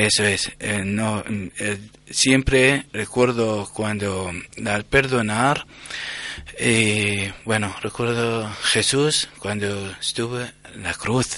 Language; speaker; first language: Spanish; non-native, learner; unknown